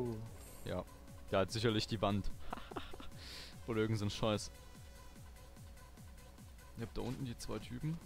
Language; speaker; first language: German; native; German